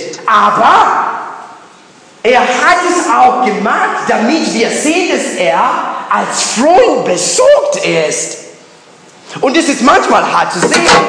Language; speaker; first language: German; non-native, learner; English